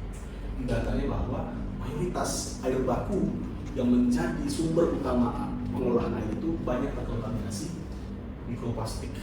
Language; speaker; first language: Indonesian; native; Indonesian